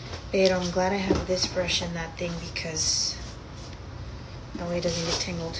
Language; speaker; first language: English; early bilingual, other home language; Spanish